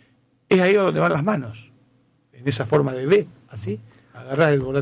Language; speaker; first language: Spanish; native; Spanish